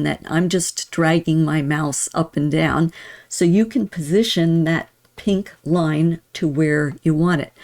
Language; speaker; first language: English; native; English